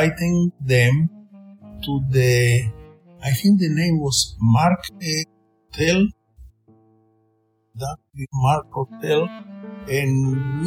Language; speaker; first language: English; non-native, fluent; Spanish